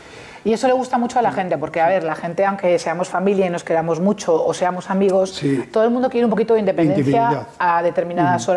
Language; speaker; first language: Spanish; native; Spanish